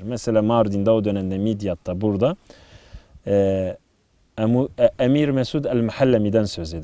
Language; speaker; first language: Turkish; native; Turkish